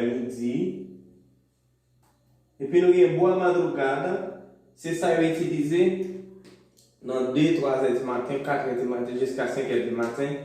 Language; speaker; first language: French; non-native, local second language; Haitian Creole